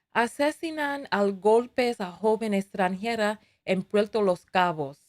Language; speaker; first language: Spanish; non-native, learner; English